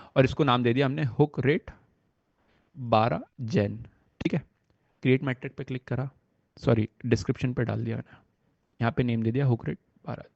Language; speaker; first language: Hindi; native; Hindi